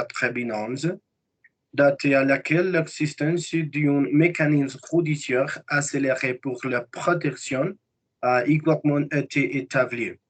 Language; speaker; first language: French; non-native, fluent; Spanish